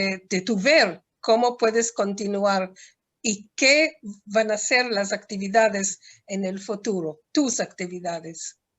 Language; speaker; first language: Spanish; non-native, fluent; Hebrew